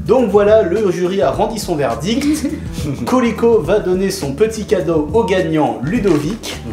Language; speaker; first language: French; native; French